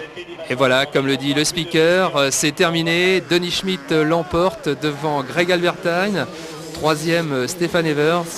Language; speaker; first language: French; native; French